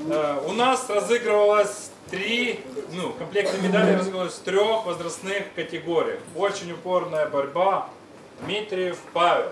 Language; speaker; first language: Ukrainian; non-native, local second language; Russian